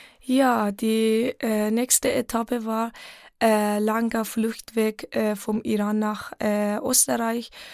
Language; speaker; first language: German; non-native, fluent; Persian